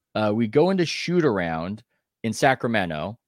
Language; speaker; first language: English; native; English